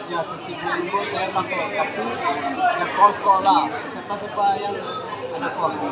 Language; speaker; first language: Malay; non-native, learner; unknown